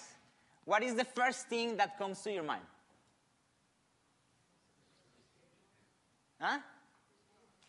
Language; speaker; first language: English; non-native, fluent; Spanish